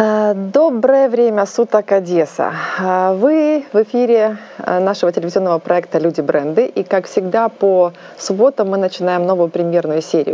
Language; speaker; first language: Russian; native; Russian